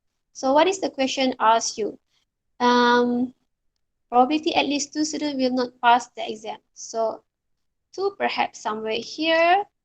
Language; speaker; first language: English; non-native, local second language; Malay